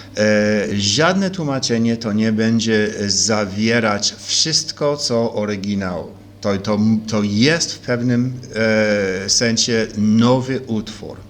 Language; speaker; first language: Polish; early bilingual, heritage; Polish